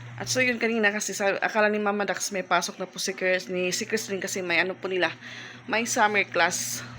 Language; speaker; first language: Filipino; non-native, local second language; Waray